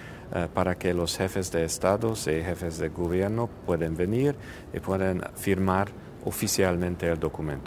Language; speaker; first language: Spanish; non-native, fluent; Hungarian